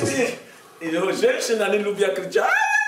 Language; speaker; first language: Russian; non-native, fluent; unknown